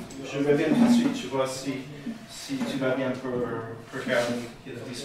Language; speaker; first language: French; native; French